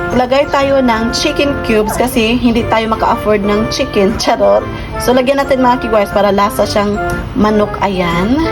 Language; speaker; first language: Filipino; non-native, local second language; Cebuano